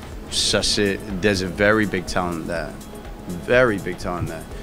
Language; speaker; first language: English; native; English